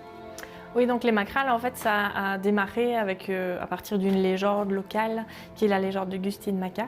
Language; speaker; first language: French; native; French